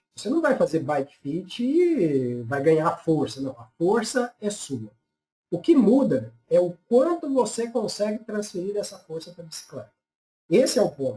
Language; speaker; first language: Portuguese; native; Portuguese